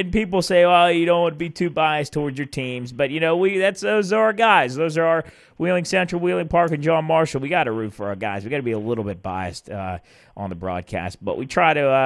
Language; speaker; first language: English; native; English